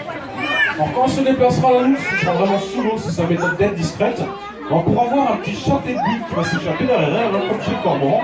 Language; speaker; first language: French; native; French